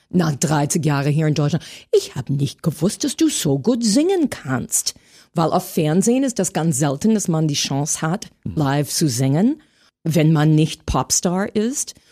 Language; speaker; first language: German; non-native, fluent; English